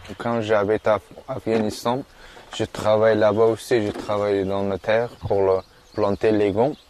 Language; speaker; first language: French; non-native, learner; Persian